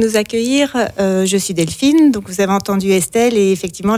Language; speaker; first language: French; native; French